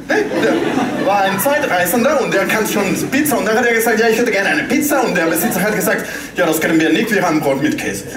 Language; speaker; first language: German; non-native, fluent; Spanish